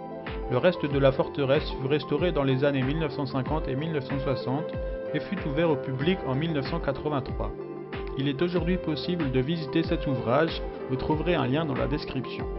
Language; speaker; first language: French; native; French